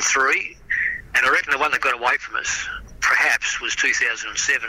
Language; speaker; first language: English; native; English